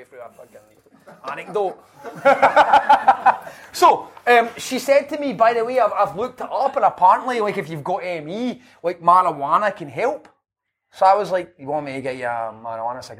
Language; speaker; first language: English; native; English